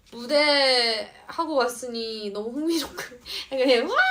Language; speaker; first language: Korean; non-native, fluent; Vietnamese